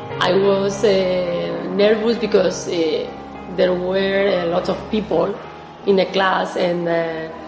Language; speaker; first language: English; non-native, fluent; Spanish